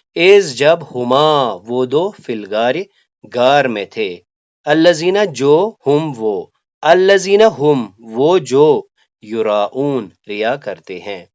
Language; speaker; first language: Urdu; native; Urdu